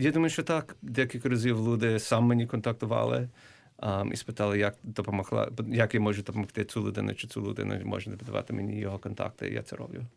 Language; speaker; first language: Ukrainian; early bilingual, heritage; English